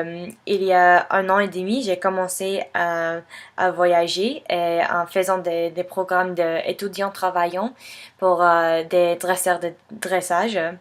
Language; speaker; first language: French; non-native, fluent; English